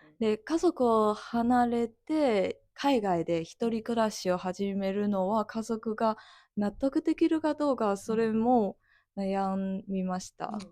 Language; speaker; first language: Japanese; non-native, fluent; Chinese